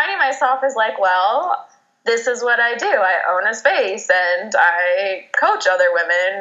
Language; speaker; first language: English; native; English